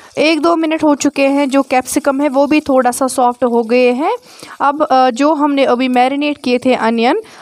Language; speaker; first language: Urdu; non-native, local second language; Kashmiri